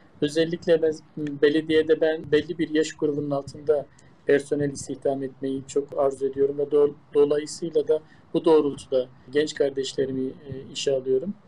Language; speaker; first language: Turkish; native; Turkish